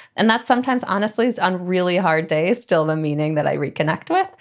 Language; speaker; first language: English; native; English